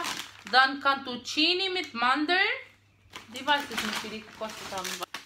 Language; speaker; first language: German; non-native, fluent; Portuguese